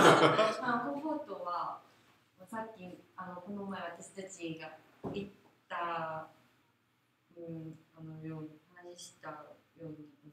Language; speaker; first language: Japanese; non-native, fluent; Korean